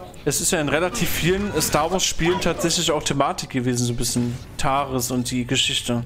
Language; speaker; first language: German; native; German